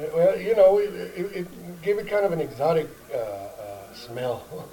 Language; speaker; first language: English; early bilingual, other home language; Spanish